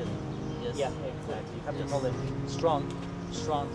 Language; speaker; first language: English; non-native, local second language; Spanish